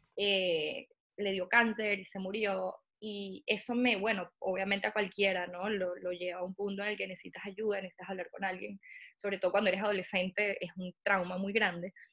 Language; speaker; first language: Spanish; native; Spanish